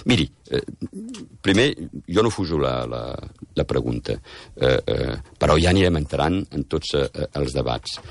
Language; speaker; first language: Catalan; early bilingual, heritage; Catalan